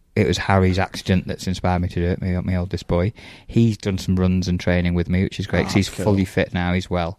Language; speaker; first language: English; native; English